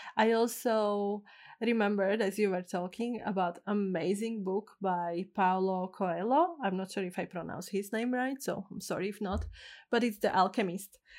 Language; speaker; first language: English; non-native, fluent; Czech